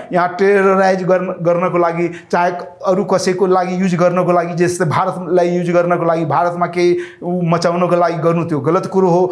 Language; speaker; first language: Nepali; non-native, local second language; Rana Tharu